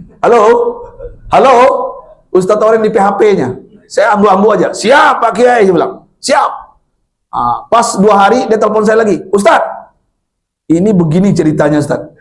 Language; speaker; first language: Indonesian; non-native, local second language; Minangkabau